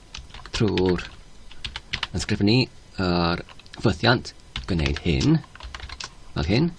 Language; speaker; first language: Welsh; non-native, fluent; English